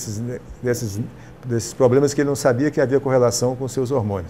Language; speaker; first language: Portuguese; native; Portuguese